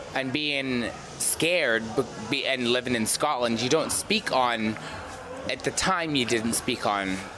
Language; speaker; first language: English; native; English